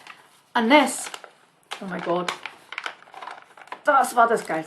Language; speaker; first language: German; non-native, fluent; English